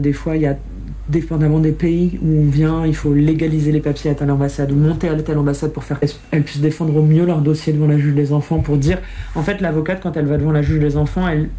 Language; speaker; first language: French; native; French